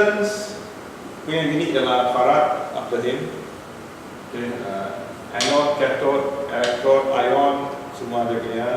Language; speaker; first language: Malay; non-native, local second language; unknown